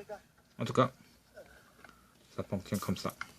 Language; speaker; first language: French; non-native, local second language; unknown